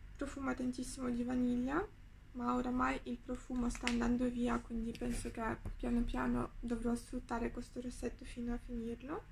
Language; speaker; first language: Italian; non-native, fluent; Ukrainian